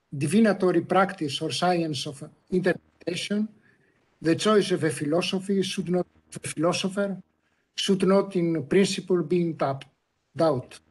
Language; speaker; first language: English; non-native, fluent; Greek